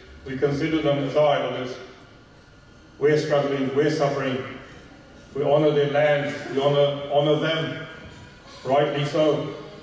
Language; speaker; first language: English; early bilingual, other home language; Punjabi